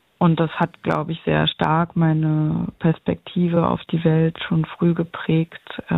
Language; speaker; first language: German; early bilingual, other home language; Arabic